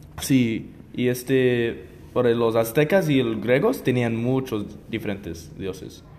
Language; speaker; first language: Spanish; non-native, learner; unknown